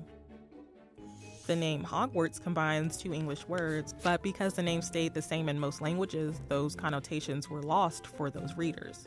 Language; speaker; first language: English; native; English